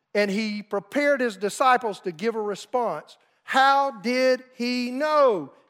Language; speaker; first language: English; native; English